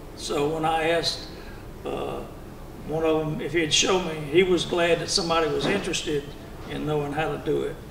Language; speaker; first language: English; native; English